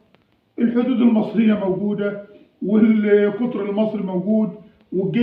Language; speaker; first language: Arabic; native; Arabic